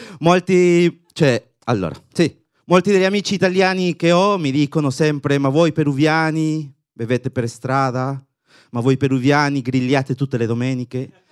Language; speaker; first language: Italian; non-native, fluent; Spanish